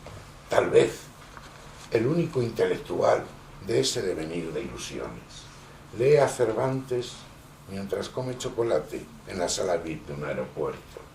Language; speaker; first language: Spanish; native; Spanish